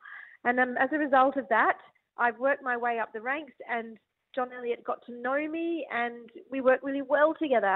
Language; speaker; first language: English; native; English